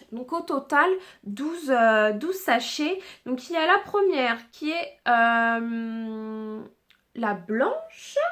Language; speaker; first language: French; native; French